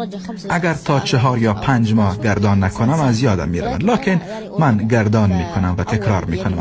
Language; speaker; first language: Persian; early bilingual, heritage; Persian